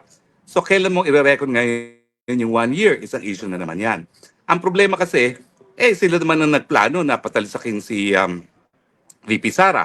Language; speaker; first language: Filipino; native; Filipino